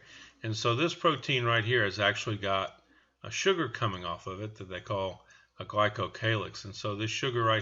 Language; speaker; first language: English; native; English